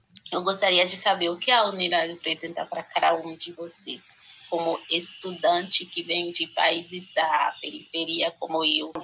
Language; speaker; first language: Portuguese; non-native, fluent; Haitian Creole